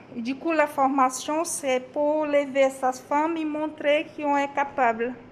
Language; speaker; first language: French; non-native, learner; Portuguese